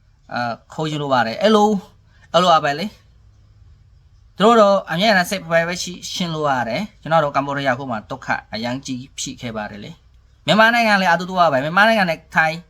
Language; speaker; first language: Burmese; non-native, learner; Khmer